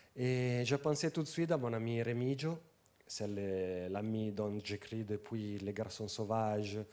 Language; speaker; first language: French; non-native, fluent; Italian